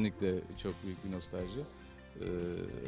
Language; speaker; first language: Turkish; native; Turkish